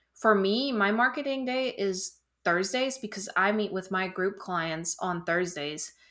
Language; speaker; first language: English; non-native, fluent; German